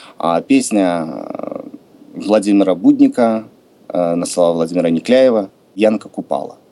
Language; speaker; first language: Russian; native; Russian